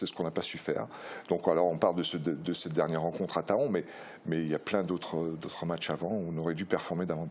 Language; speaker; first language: French; native; French